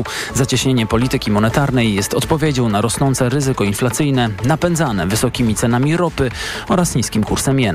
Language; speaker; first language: Polish; native; Polish